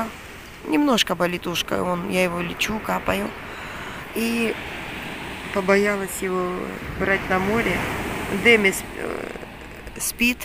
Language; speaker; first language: Russian; native; Russian